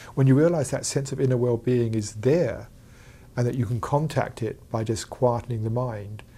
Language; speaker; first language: English; native; English